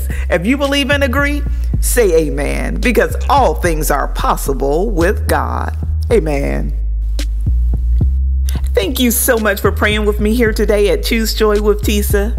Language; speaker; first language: English; native; English